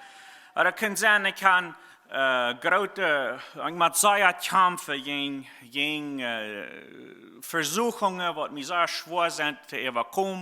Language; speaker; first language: German; non-native, learner; Plautdietsch